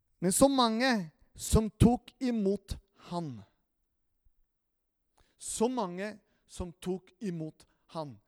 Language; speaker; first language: Norwegian; non-native, fluent; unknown